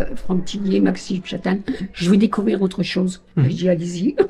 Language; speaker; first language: French; native; French